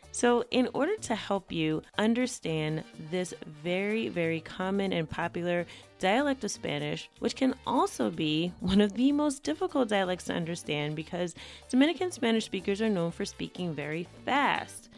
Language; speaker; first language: English; native; English